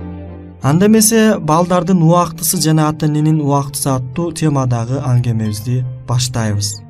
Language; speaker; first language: Kyrgyz; native; Kyrgyz